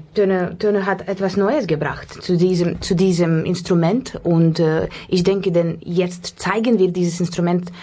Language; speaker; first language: German; non-native, learner; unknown